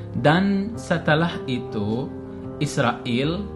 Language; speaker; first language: Indonesian; non-native, learner; Arabic